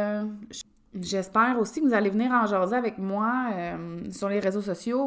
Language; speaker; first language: French; native; French